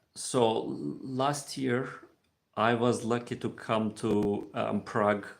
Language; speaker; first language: English; non-native, fluent; Turkish